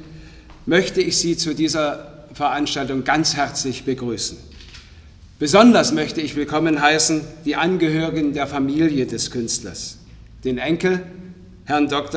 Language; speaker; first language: German; native; German